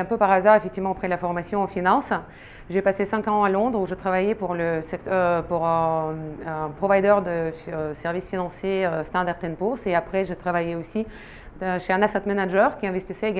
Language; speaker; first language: French; non-native, fluent; Russian